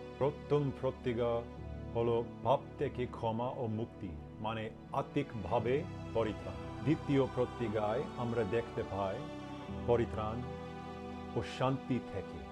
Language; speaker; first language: Bangla; non-native, learner; English